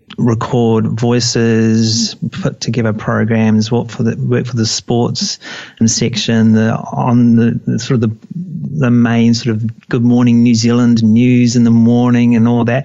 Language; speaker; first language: English; native; English